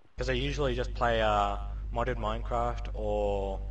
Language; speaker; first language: English; native; English